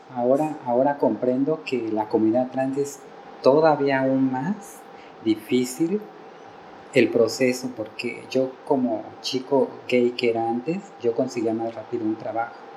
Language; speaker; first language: Spanish; native; Spanish